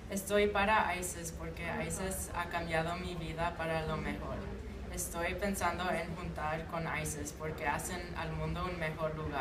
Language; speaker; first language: Spanish; non-native, learner; English